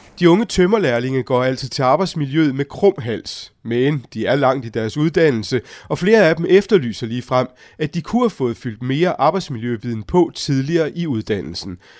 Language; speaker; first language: Danish; native; Danish